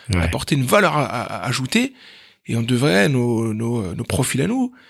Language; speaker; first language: French; native; French